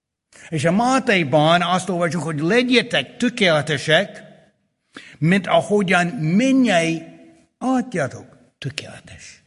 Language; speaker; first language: Hungarian; early bilingual, heritage; Hungarian